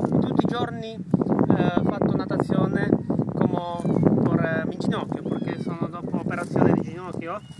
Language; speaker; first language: Italian; non-native, learner; Czech